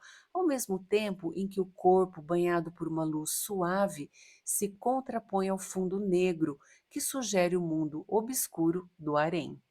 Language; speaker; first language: Portuguese; native; Portuguese